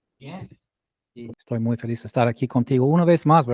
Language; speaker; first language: Spanish; non-native, fluent; English